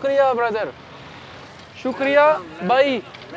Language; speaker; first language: English; non-native, learner; French